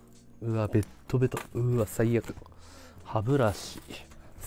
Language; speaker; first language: Japanese; native; Japanese